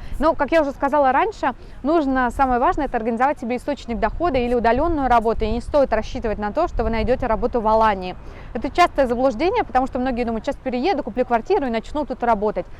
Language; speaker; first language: Russian; native; Russian